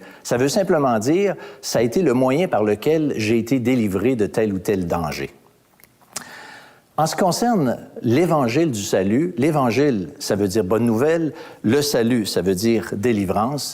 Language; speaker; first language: French; native; French